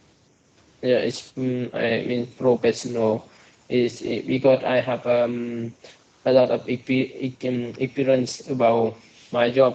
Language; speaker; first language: English; non-native, learner; Vietnamese